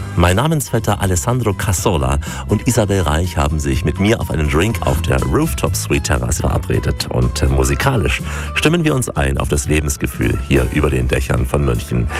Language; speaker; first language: German; native; German